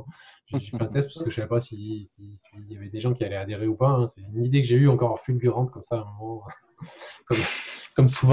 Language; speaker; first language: French; native; French